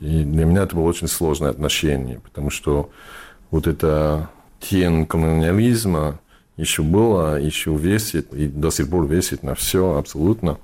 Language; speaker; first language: Russian; non-native, fluent; English